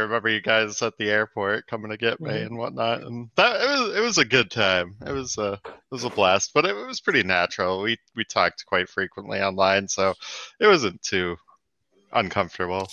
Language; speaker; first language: English; native; English